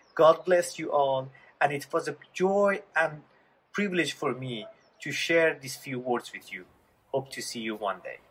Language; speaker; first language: English; non-native, fluent; Persian